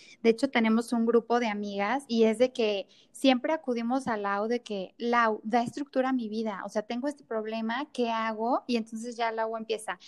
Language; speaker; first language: Spanish; native; Spanish